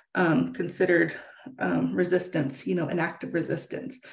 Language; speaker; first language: English; native; English